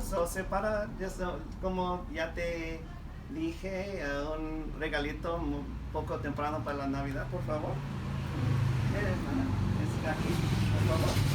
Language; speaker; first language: Spanish; non-native, learner; English